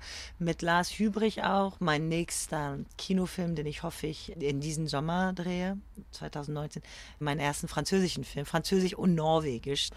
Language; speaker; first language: German; early bilingual, other home language; French